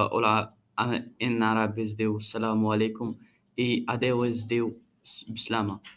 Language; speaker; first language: Catalan; non-native, learner; Arabic